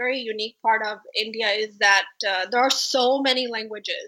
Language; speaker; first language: English; early bilingual, other home language; Spanish